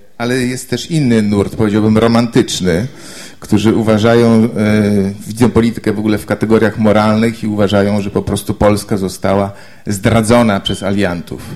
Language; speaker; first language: Polish; native; Polish